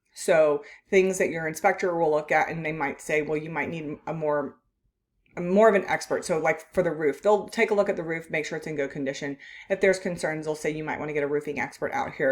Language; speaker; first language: English; native; English